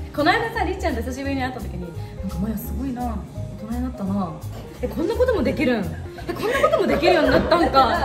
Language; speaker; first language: Japanese; native; Japanese